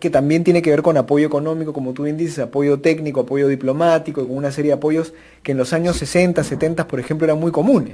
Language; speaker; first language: Spanish; native; Spanish